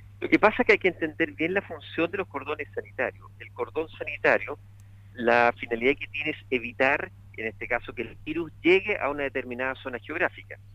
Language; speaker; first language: Spanish; native; Spanish